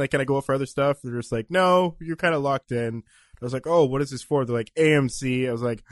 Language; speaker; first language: English; native; English